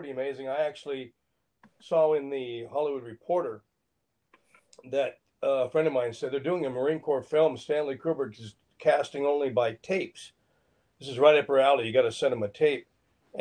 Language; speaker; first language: English; native; English